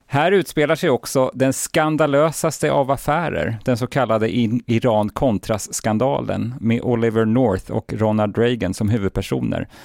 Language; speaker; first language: Swedish; native; Swedish